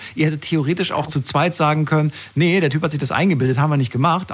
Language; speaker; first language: German; native; German